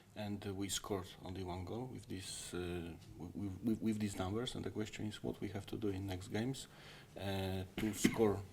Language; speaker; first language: English; non-native, fluent; Polish